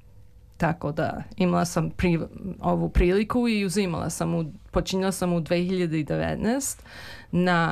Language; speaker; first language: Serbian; early bilingual, heritage; Serbian